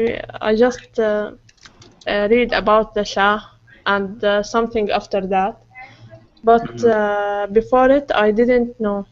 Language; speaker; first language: English; non-native, learner; Arabic